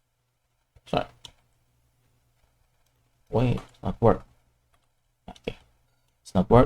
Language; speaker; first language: English; non-native, fluent; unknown